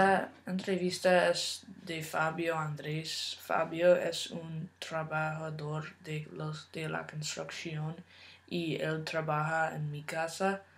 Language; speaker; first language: Spanish; non-native, learner; English